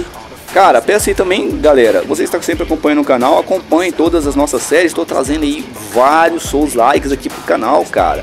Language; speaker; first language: Portuguese; native; Portuguese